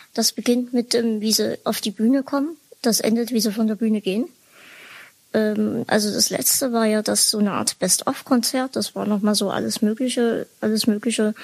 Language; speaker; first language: German; native; German